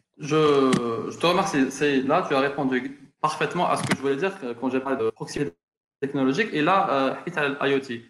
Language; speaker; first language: French; non-native, local second language; Arabic